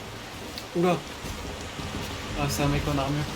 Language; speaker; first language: French; native; French